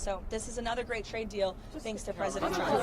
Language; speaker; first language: English; native; English